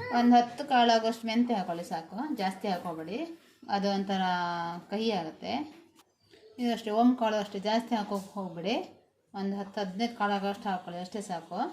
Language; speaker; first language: Kannada; native; Kannada